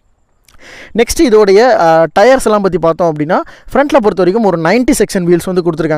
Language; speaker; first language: Tamil; native; Tamil